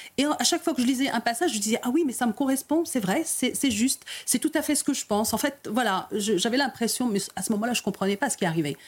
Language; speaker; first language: French; early bilingual, other home language; Arabic